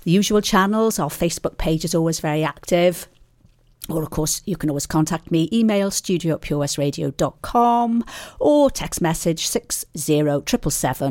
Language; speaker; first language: English; native; English